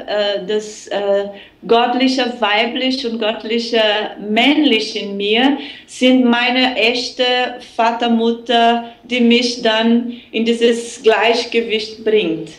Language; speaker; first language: German; non-native, fluent; Portuguese